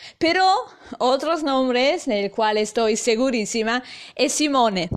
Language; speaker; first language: Spanish; non-native, fluent; Italian